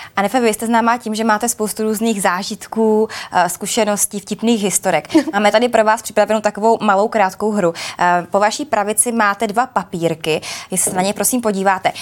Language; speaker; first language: Czech; native; Czech